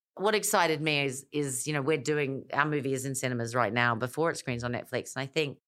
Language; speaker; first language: English; native; English